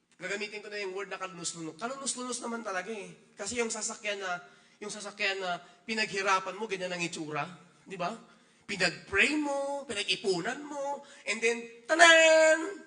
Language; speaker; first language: Filipino; non-native, local second language; Hiligaynon